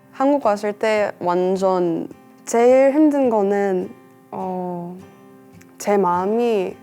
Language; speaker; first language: Korean; non-native, fluent; English